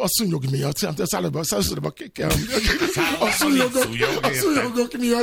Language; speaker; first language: Hungarian; non-native, learner; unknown